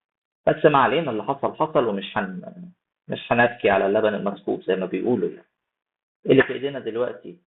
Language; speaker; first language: Arabic; native; Arabic